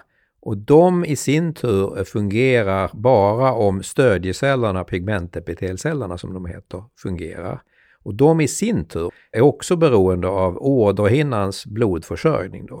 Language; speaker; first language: Swedish; native; Swedish